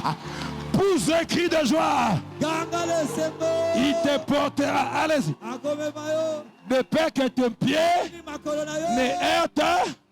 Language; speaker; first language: French; non-native, local second language; Lingala